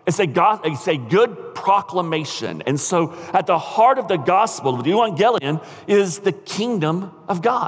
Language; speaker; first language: English; native; English